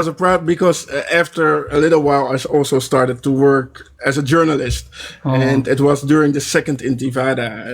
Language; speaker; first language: English; non-native, fluent; Dutch